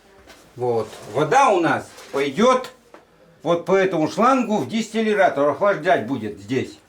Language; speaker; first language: Russian; native; Russian